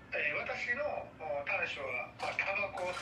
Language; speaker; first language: Japanese; non-native, learner; Indonesian